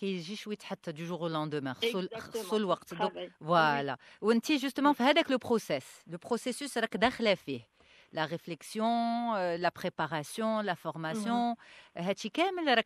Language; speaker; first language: French; non-native, local second language; Arabic